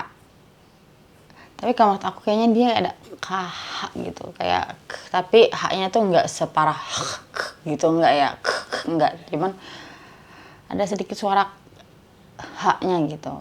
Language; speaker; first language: Indonesian; native; Indonesian